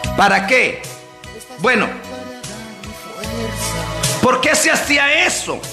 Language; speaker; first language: Spanish; native; Spanish